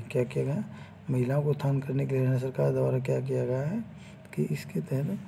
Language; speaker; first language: Hindi; native; Hindi